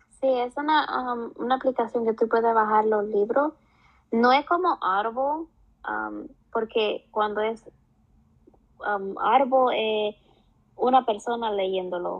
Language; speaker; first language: Spanish; early bilingual, heritage; Spanish